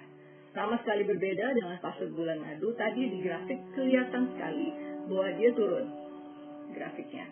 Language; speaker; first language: Indonesian; native; Indonesian